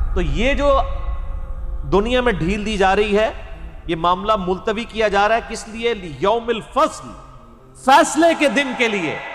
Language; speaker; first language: Urdu; non-native, local second language; Punjabi